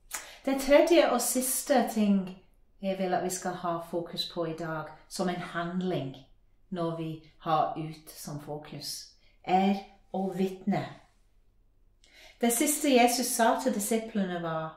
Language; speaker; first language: Norwegian; non-native, fluent; English